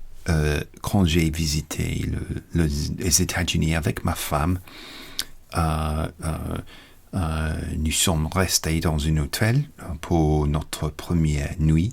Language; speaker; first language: French; non-native, learner; English